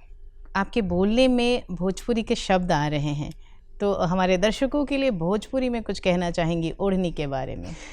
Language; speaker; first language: Hindi; native; Hindi